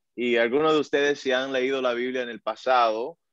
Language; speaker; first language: Spanish; early bilingual, heritage; Spanish